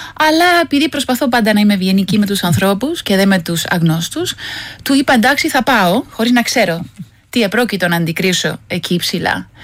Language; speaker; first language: Greek; non-native, fluent; Spanish